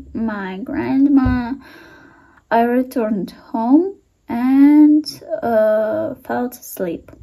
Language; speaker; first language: English; non-native, learner; Russian